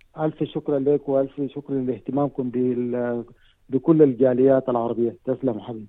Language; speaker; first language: Arabic; native; Arabic